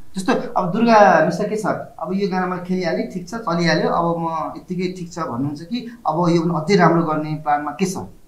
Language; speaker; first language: Nepali; non-native, local second language; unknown